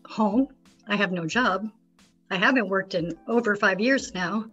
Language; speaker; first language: English; native; English